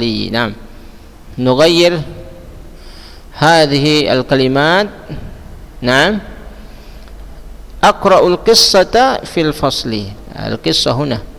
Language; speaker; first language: Arabic; non-native, fluent; Indonesian